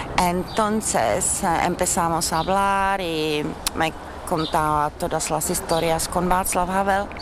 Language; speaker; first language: Spanish; non-native, fluent; Czech